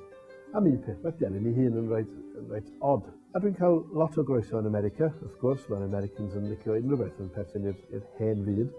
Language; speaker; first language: Welsh; native; Welsh